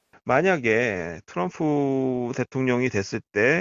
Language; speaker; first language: Korean; native; Korean